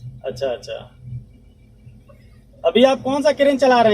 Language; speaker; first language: Hindi; native; Hindi